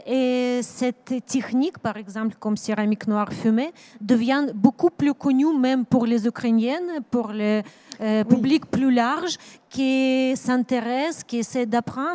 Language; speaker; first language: French; non-native, learner; Ukrainian